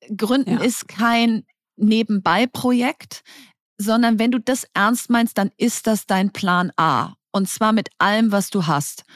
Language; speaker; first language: German; native; German